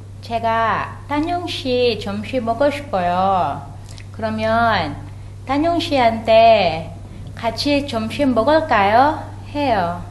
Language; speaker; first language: Korean; non-native, learner; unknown